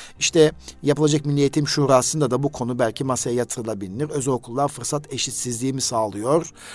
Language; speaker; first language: Turkish; native; Turkish